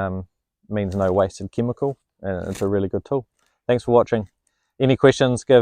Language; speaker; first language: English; native; English